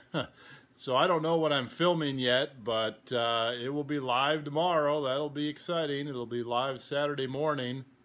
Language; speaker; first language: English; native; English